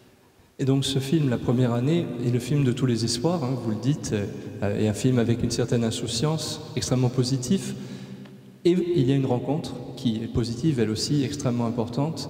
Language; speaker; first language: French; native; French